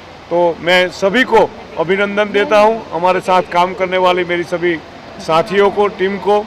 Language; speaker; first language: Hindi; native; Hindi